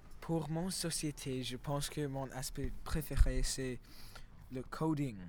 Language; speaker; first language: French; non-native, learner; English